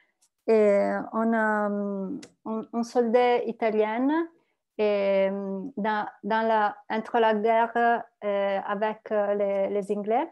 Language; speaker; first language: French; non-native, learner; Italian